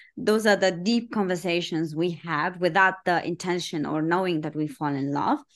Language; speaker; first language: English; early bilingual, other home language; Persian